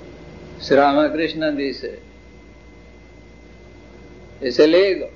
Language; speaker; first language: Spanish; non-native, fluent; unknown